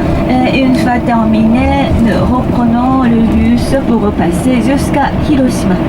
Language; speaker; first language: French; non-native, fluent; Japanese